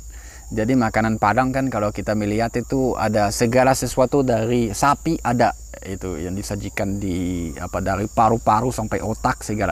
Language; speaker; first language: Indonesian; non-native, fluent; French